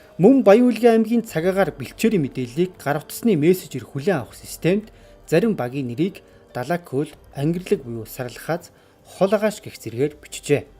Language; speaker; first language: Mongolian; native; Mongolian